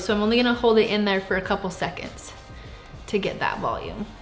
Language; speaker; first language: English; native; English